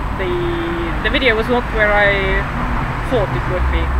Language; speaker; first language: English; non-native, fluent; Estonian